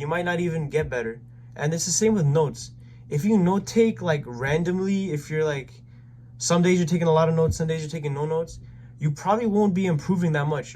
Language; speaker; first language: English; native; English